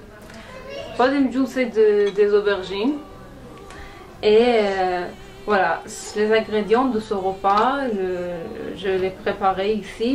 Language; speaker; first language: French; non-native, fluent; Persian